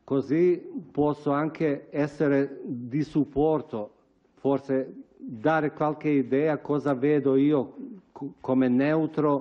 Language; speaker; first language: Italian; non-native, fluent; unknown